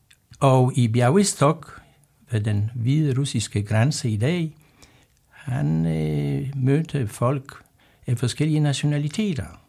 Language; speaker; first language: Danish; non-native, fluent; Polish